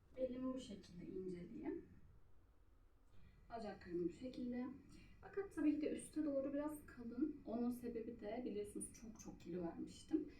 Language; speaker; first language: Turkish; native; Turkish